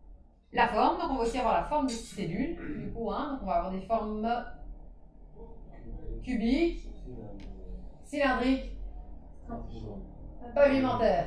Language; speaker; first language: French; native; French